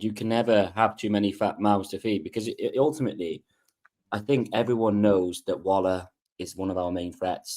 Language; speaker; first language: English; native; English